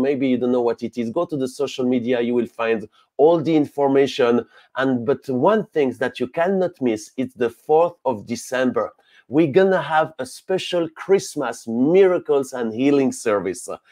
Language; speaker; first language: English; non-native, fluent; French